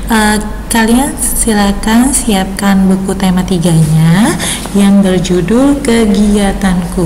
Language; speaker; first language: Indonesian; native; Indonesian